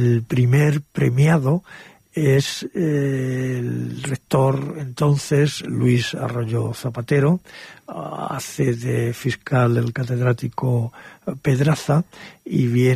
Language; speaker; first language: Spanish; native; Spanish